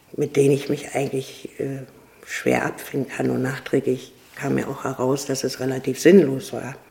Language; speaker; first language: German; native; German